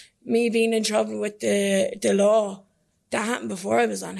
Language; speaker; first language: English; native; English